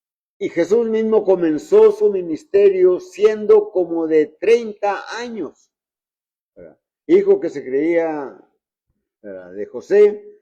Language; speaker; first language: Spanish; native; Spanish